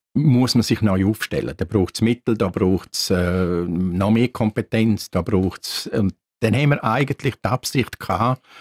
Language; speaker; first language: German; native; German